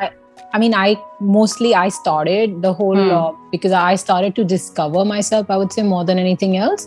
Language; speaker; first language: English; non-native, local second language; Hindi